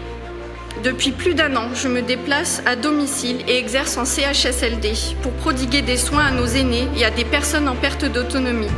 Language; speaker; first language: French; native; French